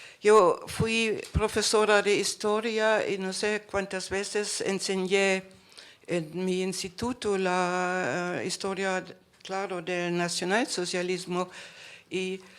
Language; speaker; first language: Spanish; non-native, fluent; German